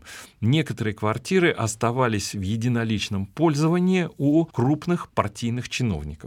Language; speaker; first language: Russian; native; Russian